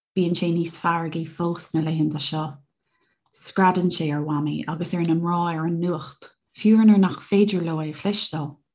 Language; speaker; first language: Irish; native; Irish